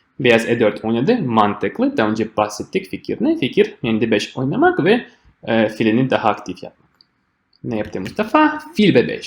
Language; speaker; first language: Turkish; non-native, fluent; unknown